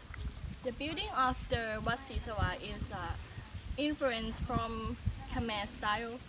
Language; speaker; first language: English; non-native, learner; Thai